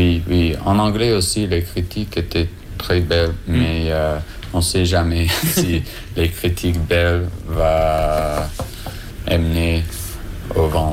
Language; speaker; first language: French; non-native, learner; English